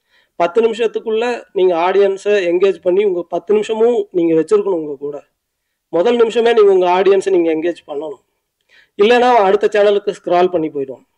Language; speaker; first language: Tamil; native; Tamil